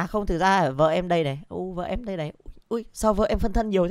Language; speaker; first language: Vietnamese; native; Vietnamese